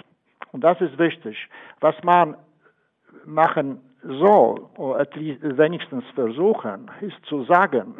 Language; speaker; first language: German; non-native, fluent; Polish